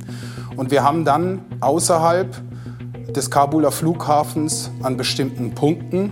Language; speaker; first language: German; native; German